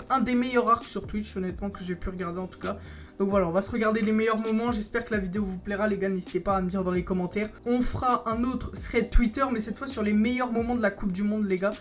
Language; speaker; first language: French; native; French